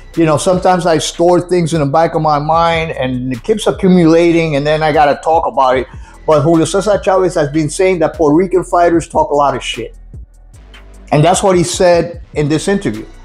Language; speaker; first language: English; non-native, fluent; Spanish